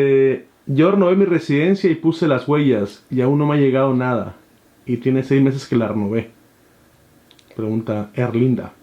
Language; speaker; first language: Spanish; native; Spanish